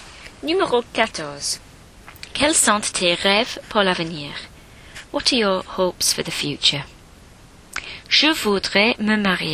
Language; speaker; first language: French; non-native, learner; English